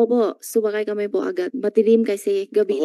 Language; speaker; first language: Filipino; non-native, learner; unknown